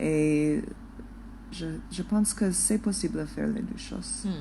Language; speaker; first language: French; non-native, fluent; English